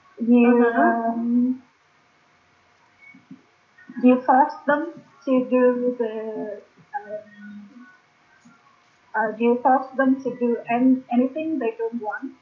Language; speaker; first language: English; non-native, learner; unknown